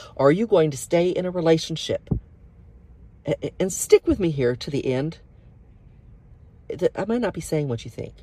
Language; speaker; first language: English; native; English